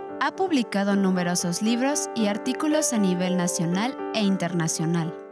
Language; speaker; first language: Spanish; native; Spanish